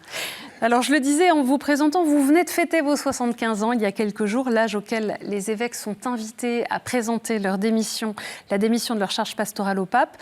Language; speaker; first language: French; native; French